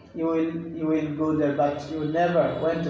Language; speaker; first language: English; non-native, fluent; Bangla